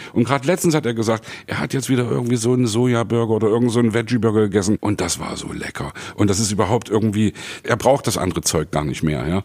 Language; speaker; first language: German; native; German